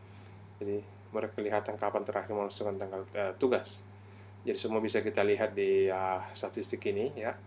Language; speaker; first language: Indonesian; native; Indonesian